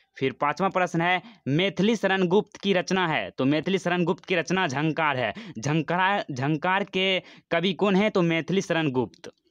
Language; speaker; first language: Hindi; native; Hindi